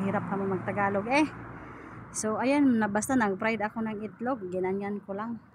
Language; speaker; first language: Filipino; non-native, local second language; Iloko